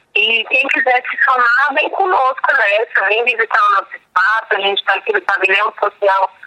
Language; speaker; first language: Portuguese; native; Portuguese